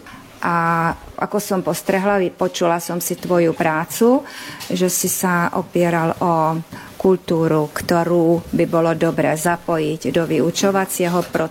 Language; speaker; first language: Slovak; native; Slovak